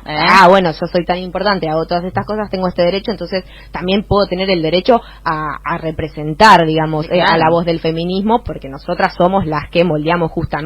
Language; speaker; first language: Spanish; native; Spanish